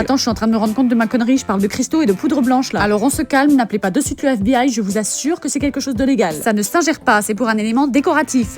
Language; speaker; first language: French; native; French